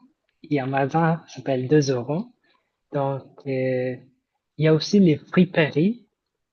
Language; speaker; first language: French; non-native, fluent; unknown